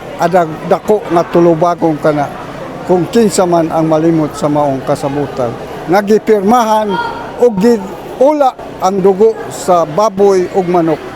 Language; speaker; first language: Cebuano; non-native, local second language; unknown